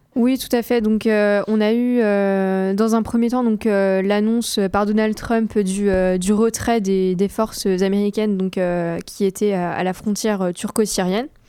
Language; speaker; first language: French; native; French